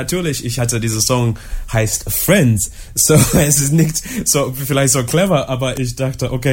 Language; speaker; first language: German; non-native, learner; English